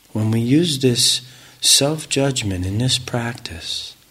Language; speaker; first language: English; native; English